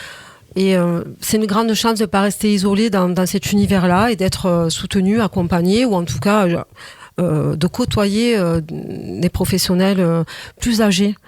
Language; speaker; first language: French; native; French